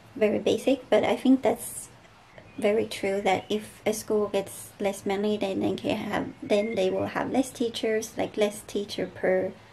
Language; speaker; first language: English; non-native, fluent; Swedish